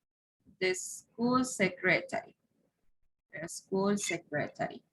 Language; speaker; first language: English; non-native, fluent; Spanish